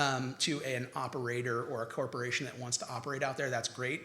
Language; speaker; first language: English; native; English